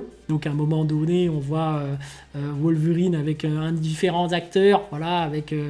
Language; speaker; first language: French; native; French